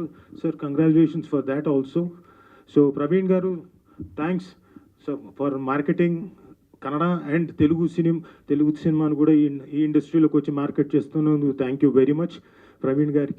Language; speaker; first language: Telugu; native; Telugu